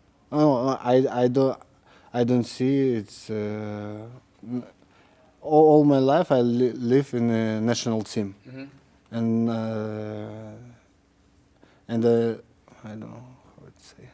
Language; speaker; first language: English; non-native, learner; Russian